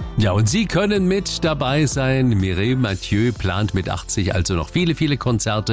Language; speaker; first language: German; native; German